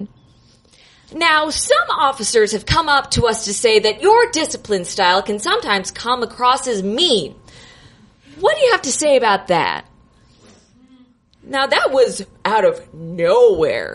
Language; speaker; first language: English; native; English